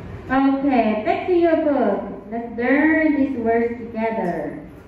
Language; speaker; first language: English; non-native, fluent; Chinese